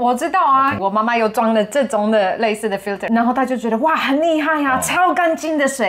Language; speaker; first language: Chinese; native; Chinese